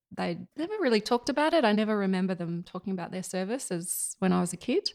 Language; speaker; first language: English; native; English